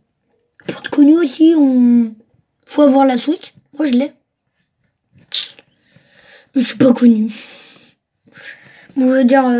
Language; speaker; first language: French; early bilingual, other home language; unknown